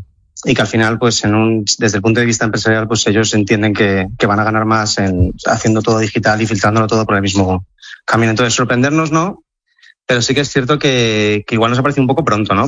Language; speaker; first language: Spanish; native; Spanish